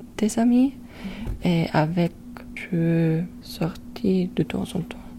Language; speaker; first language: French; non-native, learner; German